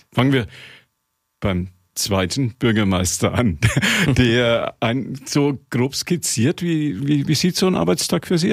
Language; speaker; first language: German; native; German